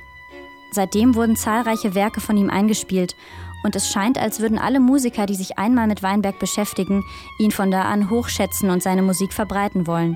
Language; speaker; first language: German; native; German